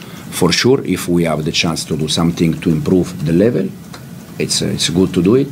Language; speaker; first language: English; non-native, fluent; Italian